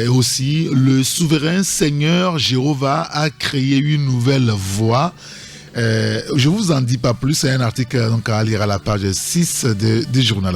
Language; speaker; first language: French; native; French